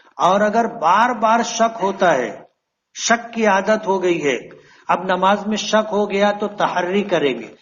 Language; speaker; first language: Urdu; native; Urdu